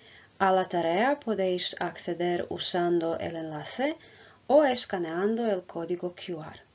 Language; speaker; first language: Spanish; non-native, fluent; Croatian